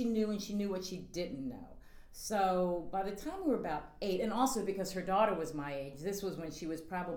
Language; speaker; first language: English; native; English